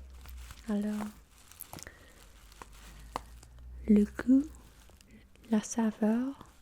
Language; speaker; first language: French; non-native, fluent; English